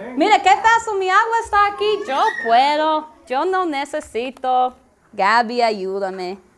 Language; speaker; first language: Spanish; non-native, learner; English